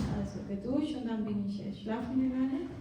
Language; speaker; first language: German; non-native, fluent; Portuguese